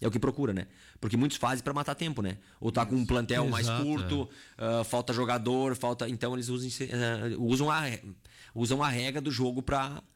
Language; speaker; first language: Portuguese; native; Portuguese